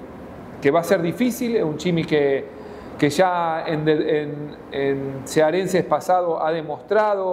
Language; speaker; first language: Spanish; non-native, fluent; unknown